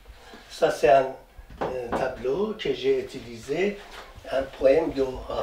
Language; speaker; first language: French; non-native, learner; Persian